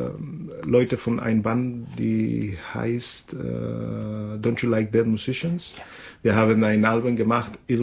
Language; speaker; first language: German; non-native, fluent; Spanish